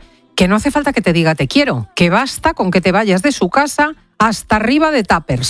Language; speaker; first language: Spanish; native; Spanish